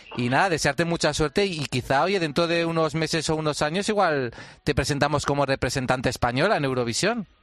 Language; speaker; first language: Spanish; native; Spanish